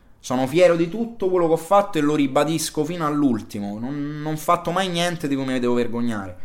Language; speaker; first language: Italian; native; Italian